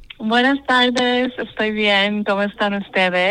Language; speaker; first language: Spanish; non-native, fluent; English